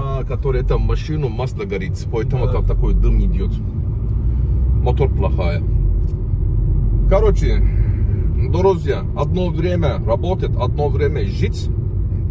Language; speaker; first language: Russian; non-native, learner; Turkish